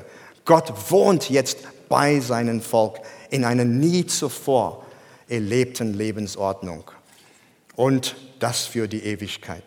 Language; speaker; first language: German; non-native, fluent; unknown